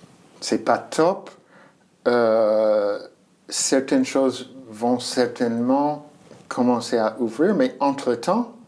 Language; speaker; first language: French; non-native, fluent; English